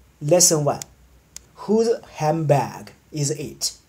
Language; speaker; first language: English; non-native, learner; Chinese